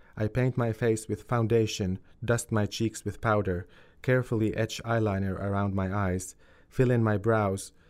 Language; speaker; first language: English; early bilingual, other home language; Finnish